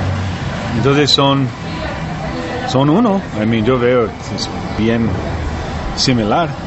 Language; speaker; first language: Spanish; non-native, learner; English